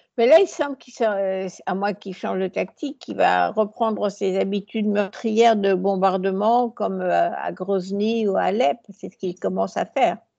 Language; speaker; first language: French; native; French